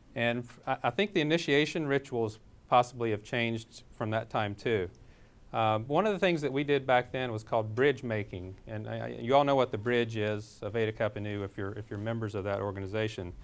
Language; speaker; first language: English; native; English